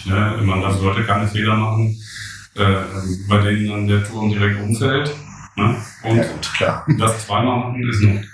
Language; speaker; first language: German; native; German